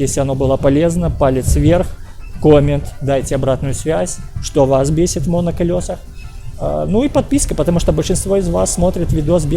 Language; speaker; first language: Russian; native; Russian